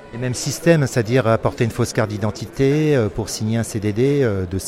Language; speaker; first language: French; native; French